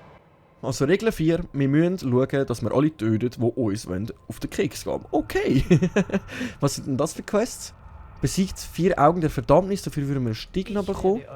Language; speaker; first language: German; native; German